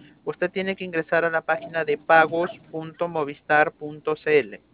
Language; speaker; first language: Spanish; native; Spanish